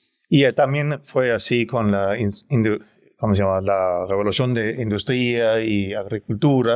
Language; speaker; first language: Spanish; non-native, fluent; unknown